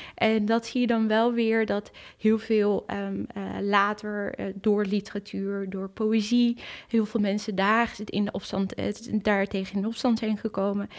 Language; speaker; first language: Dutch; early bilingual, other home language; Kurdish